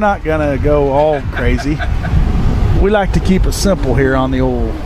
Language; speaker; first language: English; native; English